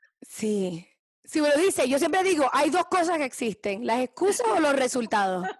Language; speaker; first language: Spanish; early bilingual, heritage; Spanish